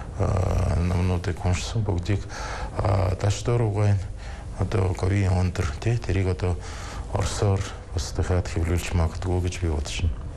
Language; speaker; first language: Mongolian; non-native, fluent; Russian